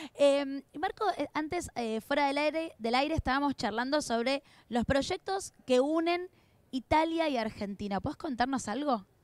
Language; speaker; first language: Spanish; native; Spanish